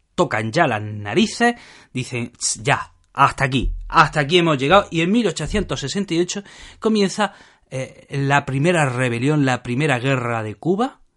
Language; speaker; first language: Spanish; native; Spanish